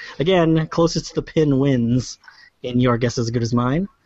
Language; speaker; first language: English; native; English